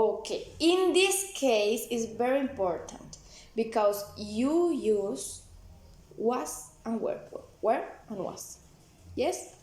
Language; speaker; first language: English; non-native, learner; Spanish